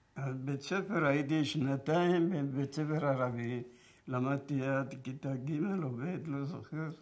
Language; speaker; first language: Hebrew; non-native, fluent; Persian